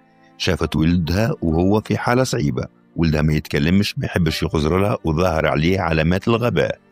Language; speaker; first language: Arabic; native; Arabic